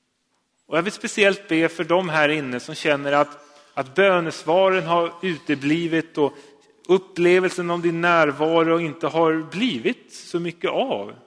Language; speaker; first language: Swedish; native; Swedish